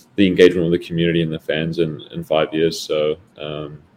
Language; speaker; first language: English; native; English